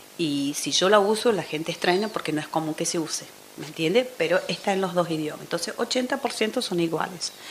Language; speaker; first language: Spanish; non-native, fluent; Portuguese